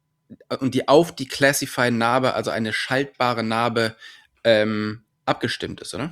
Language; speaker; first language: German; native; German